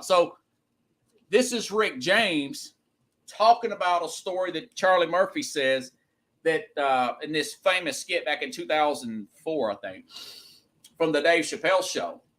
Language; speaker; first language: English; native; English